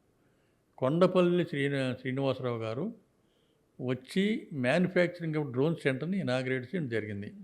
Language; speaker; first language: Telugu; native; Telugu